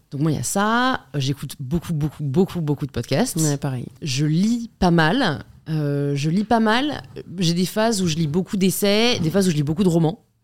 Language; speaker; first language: French; native; French